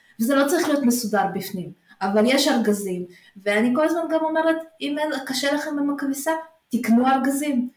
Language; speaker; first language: Hebrew; early bilingual, other home language; Russian